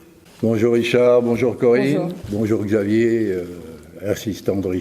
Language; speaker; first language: French; native; French